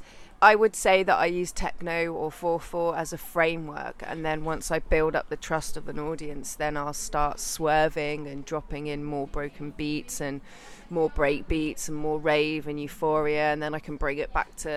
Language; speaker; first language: English; native; English